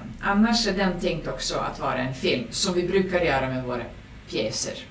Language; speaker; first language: Swedish; non-native, fluent; Serbian